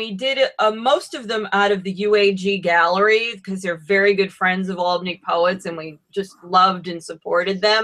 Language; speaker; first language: English; native; English